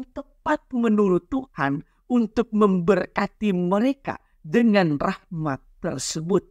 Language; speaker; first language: Indonesian; native; Indonesian